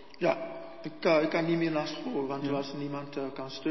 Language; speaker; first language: Dutch; non-native, learner; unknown